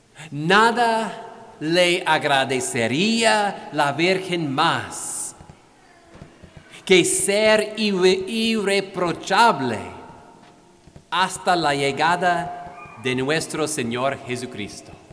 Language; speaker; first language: Spanish; non-native, fluent; English